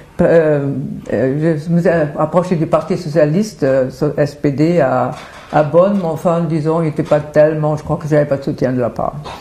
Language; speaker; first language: French; non-native, fluent; German